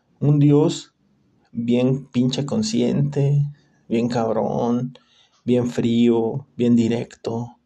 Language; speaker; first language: Spanish; native; Spanish